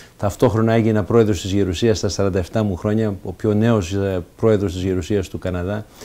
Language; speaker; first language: Greek; early bilingual, heritage; Greek